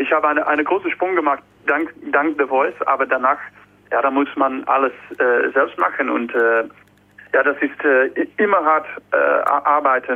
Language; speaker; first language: German; non-native, learner; Dutch